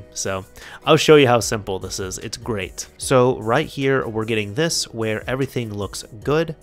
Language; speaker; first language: English; native; English